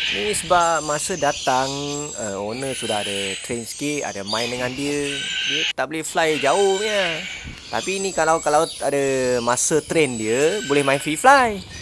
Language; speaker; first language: Malay; non-native, local second language; Chinese